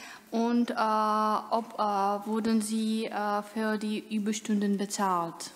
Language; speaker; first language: German; non-native, learner; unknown